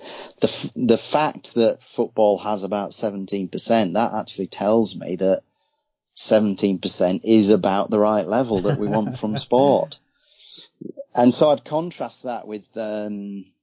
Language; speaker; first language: English; native; English